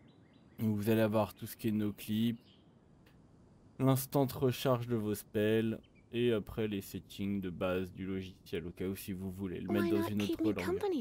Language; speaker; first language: French; native; French